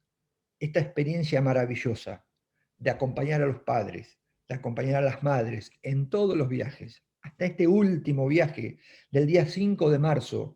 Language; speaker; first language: Spanish; native; Spanish